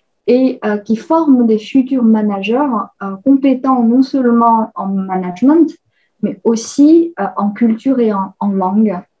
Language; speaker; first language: French; non-native, fluent; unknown